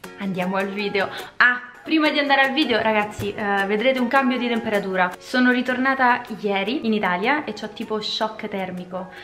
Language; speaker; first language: Italian; native; Italian